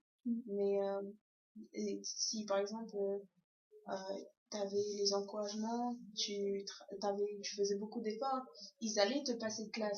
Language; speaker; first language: French; early bilingual, other home language; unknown